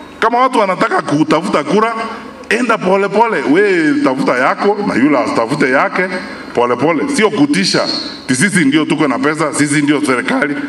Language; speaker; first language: Swahili; non-native, local second language; Gusii